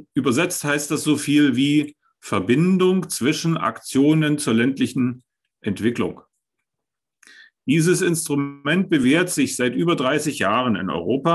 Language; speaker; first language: German; native; German